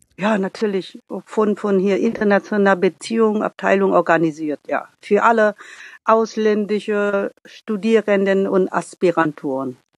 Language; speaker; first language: German; non-native, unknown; Vietnamese